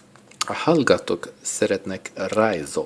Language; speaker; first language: Hungarian; non-native, learner; English